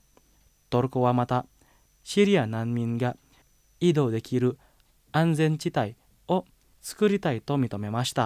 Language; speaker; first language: Japanese; non-native, fluent; Indonesian